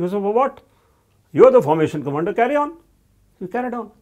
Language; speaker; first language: English; non-native, local second language; Hindi